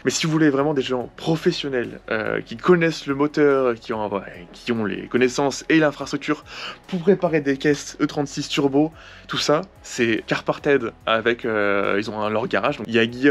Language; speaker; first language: French; native; French